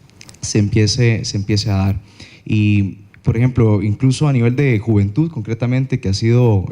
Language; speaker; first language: Spanish; native; Spanish